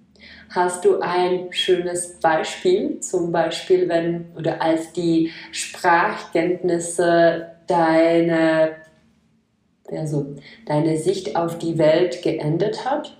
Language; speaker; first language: German; non-native, fluent; Czech